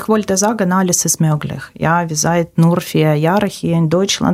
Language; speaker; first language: German; non-native, learner; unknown